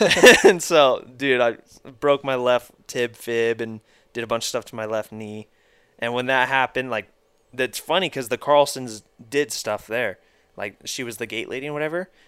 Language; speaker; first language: English; native; English